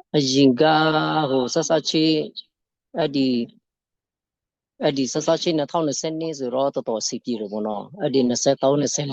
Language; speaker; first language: Burmese; non-native, local second language; Western Kayah